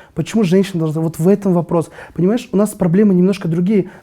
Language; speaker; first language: Russian; non-native, local second language; Kazakh